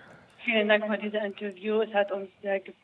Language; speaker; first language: German; non-native, learner; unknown